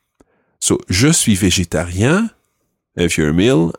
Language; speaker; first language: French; non-native, fluent; English